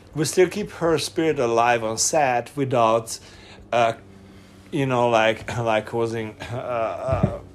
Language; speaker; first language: English; non-native, fluent; Hungarian